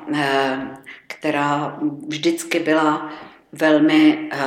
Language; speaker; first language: Czech; native; Czech